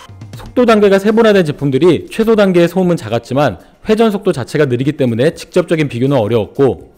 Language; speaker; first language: Korean; native; Korean